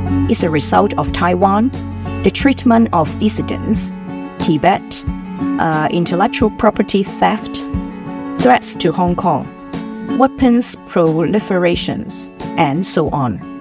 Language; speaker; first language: English; non-native, local second language; Cantonese